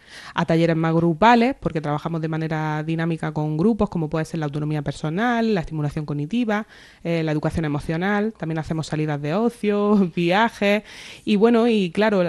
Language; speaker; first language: Spanish; native; Spanish